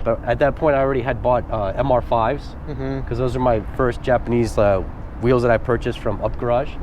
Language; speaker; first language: English; native; English